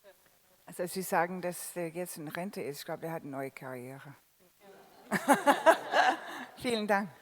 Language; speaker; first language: German; non-native, learner; English